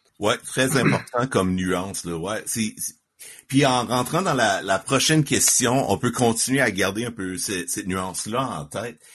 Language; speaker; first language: French; native; French